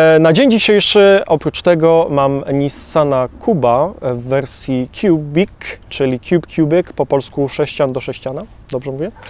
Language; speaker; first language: Polish; early bilingual, heritage; Polish